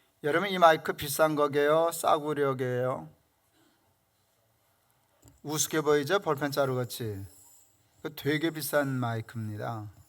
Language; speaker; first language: Korean; native; Korean